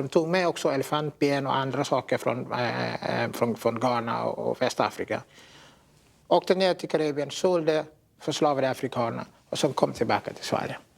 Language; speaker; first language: Swedish; non-native, fluent; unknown